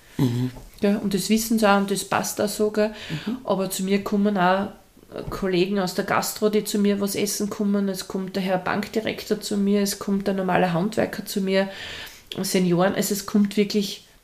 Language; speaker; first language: German; native; German